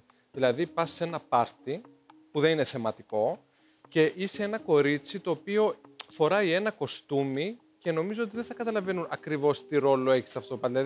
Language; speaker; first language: Greek; native; Greek